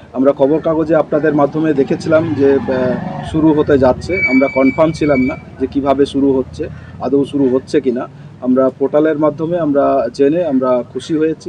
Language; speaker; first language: Bangla; non-native, local second language; Santali